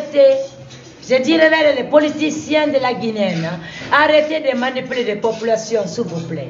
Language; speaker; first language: French; non-native, local second language; Susu